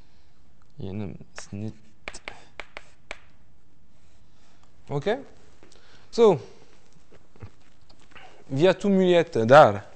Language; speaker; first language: Norwegian; non-native, fluent; French